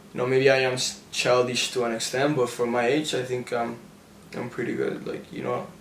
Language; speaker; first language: English; early bilingual, other home language; Spanish